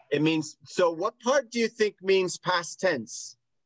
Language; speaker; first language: English; native; English